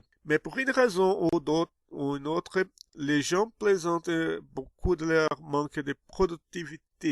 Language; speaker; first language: French; non-native, fluent; Portuguese